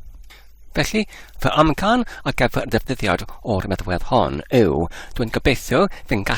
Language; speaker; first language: Welsh; non-native, fluent; English